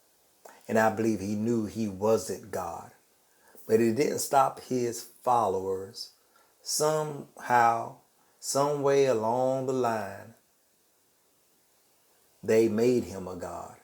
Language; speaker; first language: English; native; English